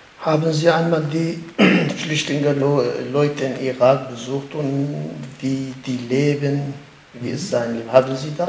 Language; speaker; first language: German; non-native, learner; Kurdish